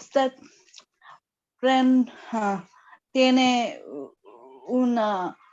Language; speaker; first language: Spanish; non-native, learner; Indonesian